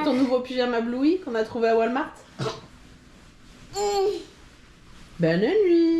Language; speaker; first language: French; native; French